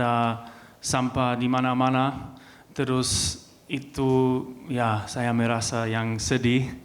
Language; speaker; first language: Indonesian; non-native, learner; German